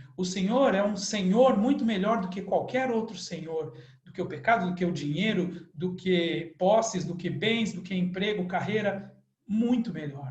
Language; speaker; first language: Portuguese; native; Portuguese